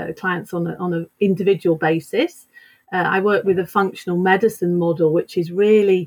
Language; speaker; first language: English; native; English